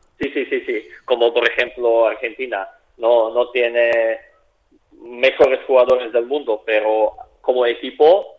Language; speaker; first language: Spanish; non-native, fluent; Slovak